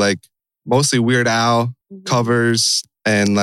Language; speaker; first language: English; native; English